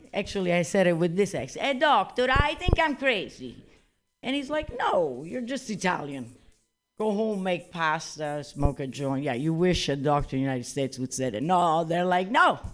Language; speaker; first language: English; non-native, fluent; Italian